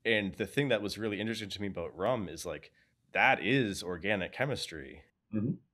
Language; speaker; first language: English; native; English